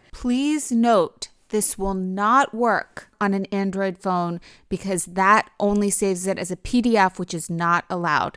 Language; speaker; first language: English; native; English